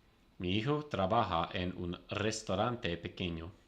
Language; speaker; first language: Spanish; non-native, learner; English